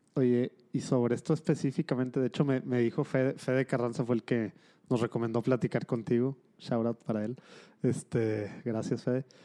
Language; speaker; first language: Spanish; native; Spanish